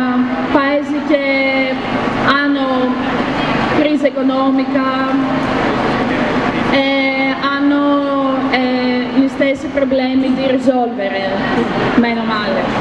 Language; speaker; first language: Italian; non-native, learner; Greek